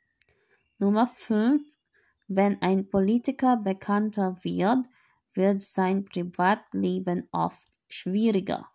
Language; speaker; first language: German; non-native, learner; Filipino